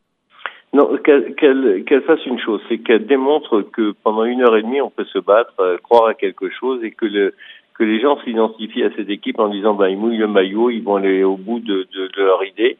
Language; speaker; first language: French; native; French